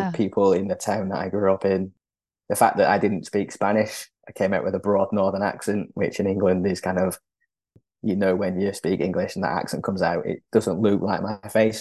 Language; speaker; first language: English; native; English